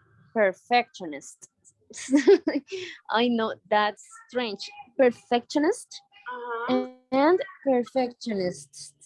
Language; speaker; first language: English; non-native, learner; Spanish